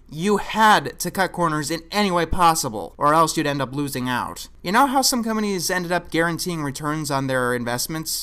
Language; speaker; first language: English; native; English